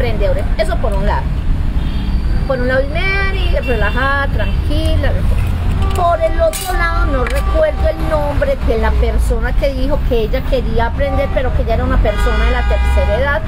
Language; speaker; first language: Spanish; native; Spanish